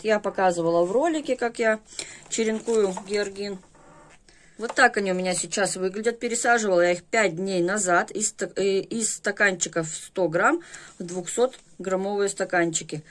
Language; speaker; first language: Russian; native; Russian